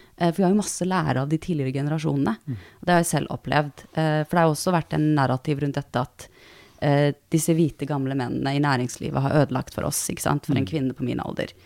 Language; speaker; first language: Norwegian; early bilingual, other home language; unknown